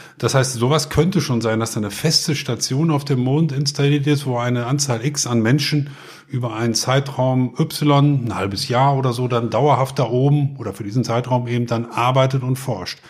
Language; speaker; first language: German; native; German